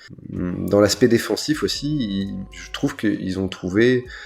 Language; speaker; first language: French; native; French